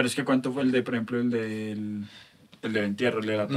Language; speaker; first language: Spanish; native; Spanish